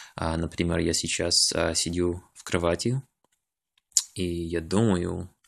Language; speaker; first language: Russian; early bilingual, other home language; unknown